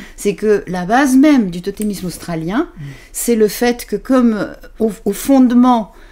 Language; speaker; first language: French; native; French